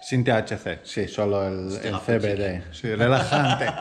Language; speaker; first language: Spanish; non-native, fluent; Croatian